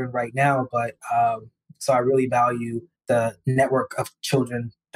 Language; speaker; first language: English; native; English